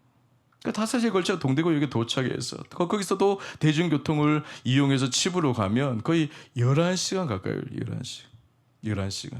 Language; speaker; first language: Korean; native; Korean